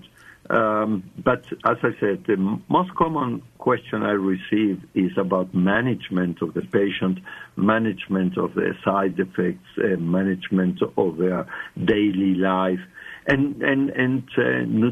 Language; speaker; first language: English; non-native, fluent; Spanish